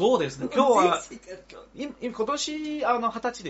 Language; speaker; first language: Japanese; non-native, learner; Chinese